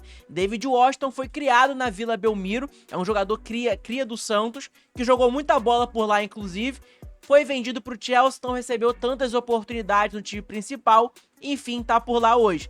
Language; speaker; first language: Portuguese; native; Portuguese